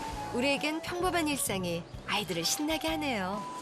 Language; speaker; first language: Korean; native; Korean